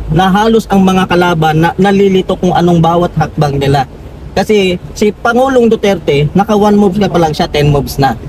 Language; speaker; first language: Filipino; non-native, local second language; Cebuano